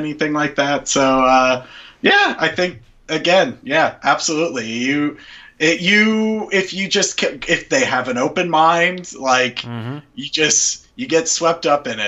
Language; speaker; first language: English; native; English